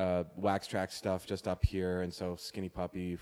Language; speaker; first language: English; native; English